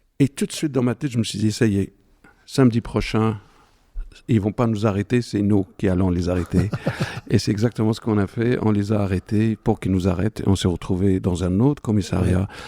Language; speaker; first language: French; non-native, local second language; Arabic